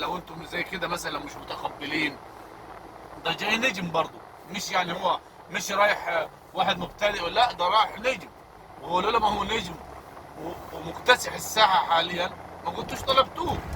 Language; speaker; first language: Arabic; native; Arabic